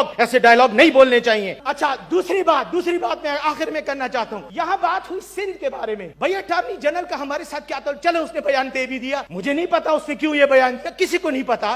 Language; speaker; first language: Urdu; non-native, local second language; Pashto